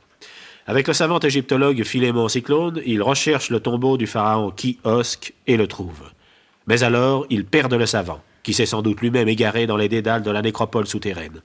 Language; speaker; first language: French; native; French